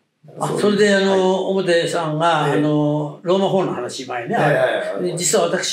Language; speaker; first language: Japanese; native; Japanese